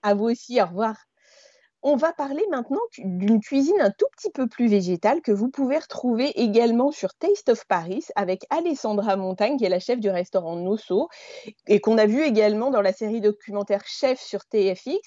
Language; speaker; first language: French; native; French